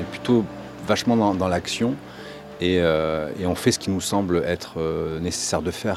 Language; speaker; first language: French; native; French